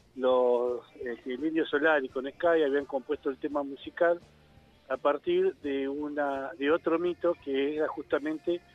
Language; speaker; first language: Spanish; native; Spanish